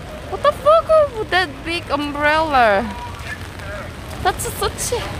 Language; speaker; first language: English; non-native, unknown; Korean